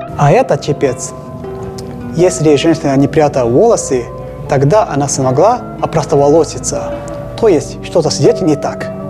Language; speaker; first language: Russian; non-native, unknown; Japanese